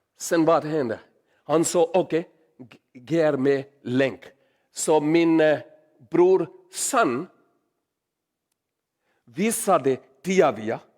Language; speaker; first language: Swedish; non-native, learner; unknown